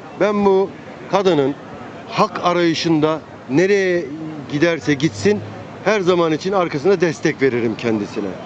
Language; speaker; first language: Turkish; native; Turkish